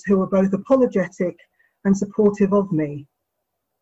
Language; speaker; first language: English; native; English